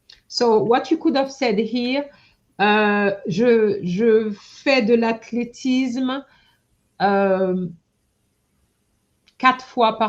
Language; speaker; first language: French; non-native, fluent; English